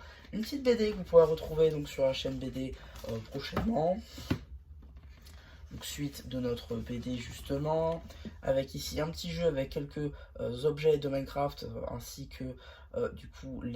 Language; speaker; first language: French; native; French